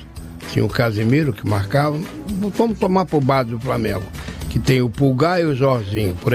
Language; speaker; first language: Portuguese; native; Portuguese